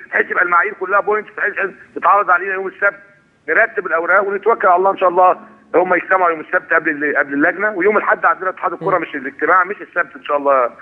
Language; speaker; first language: Egyptian Arabic; native; Egyptian Arabic